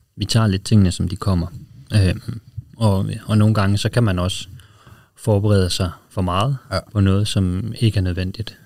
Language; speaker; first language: Danish; native; Danish